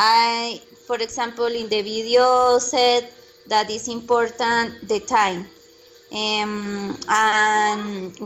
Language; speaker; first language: English; non-native, learner; Spanish